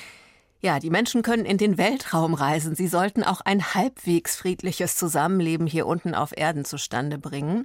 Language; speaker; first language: German; native; German